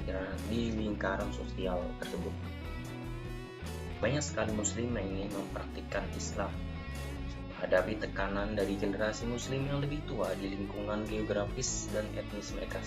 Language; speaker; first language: Indonesian; native; Indonesian